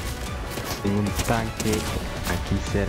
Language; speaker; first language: Spanish; native; Spanish